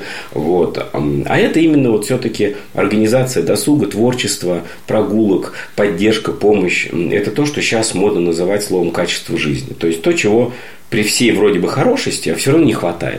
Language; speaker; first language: Russian; native; Russian